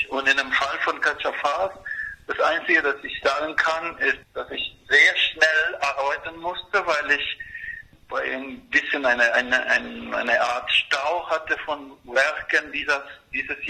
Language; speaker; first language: German; non-native, fluent; Spanish